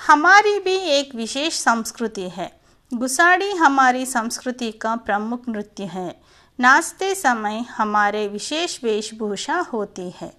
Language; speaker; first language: Hindi; non-native, local second language; Telugu